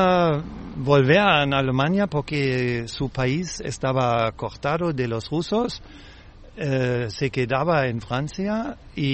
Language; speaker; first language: Spanish; non-native, fluent; German